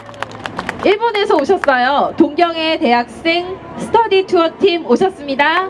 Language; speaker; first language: Korean; native; Korean